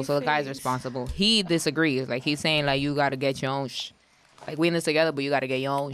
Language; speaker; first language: English; early bilingual, other home language; Spanish